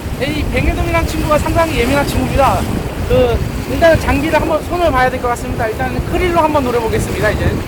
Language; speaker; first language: Korean; native; Korean